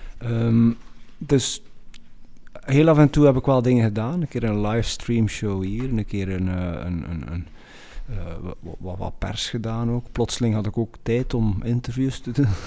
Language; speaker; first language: Dutch; native; Dutch